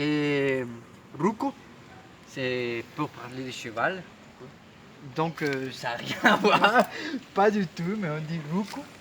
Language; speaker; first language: French; non-native, fluent; Spanish